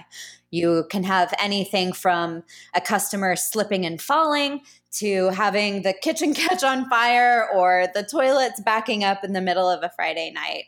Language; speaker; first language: English; native; English